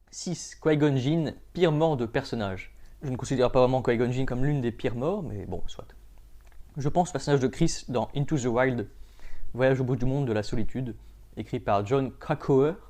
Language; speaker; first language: French; native; French